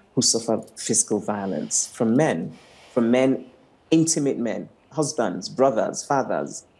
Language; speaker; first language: English; non-native, local second language; Igbo